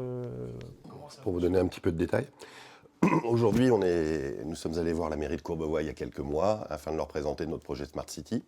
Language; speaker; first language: French; native; French